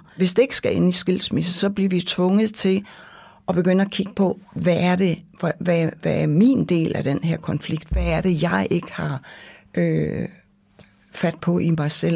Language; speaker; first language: Danish; native; Danish